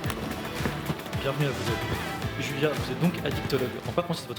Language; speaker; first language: French; native; French